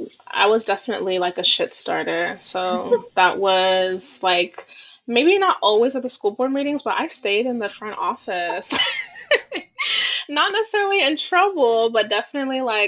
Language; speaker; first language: English; native; English